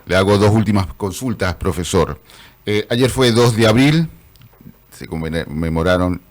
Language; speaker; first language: Spanish; native; Spanish